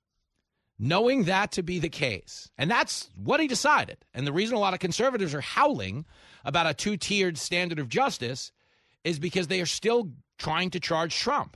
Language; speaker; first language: English; native; English